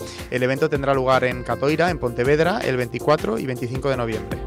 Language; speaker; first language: Spanish; native; Spanish